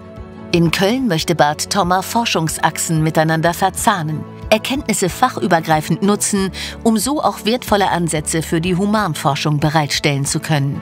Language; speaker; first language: German; native; German